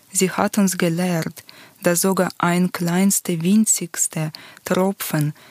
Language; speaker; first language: German; non-native, fluent; Ukrainian